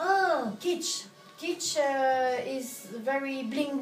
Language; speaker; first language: English; non-native, learner; French